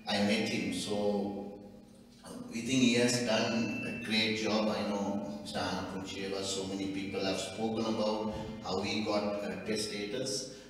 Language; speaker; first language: English; non-native, local second language; Sinhala